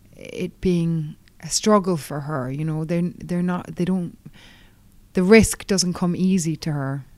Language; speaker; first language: English; native; English